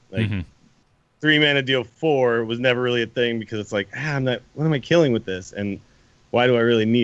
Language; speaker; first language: English; native; English